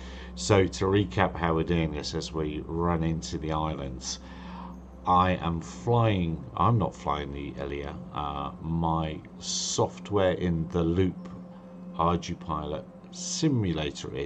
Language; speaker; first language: English; native; English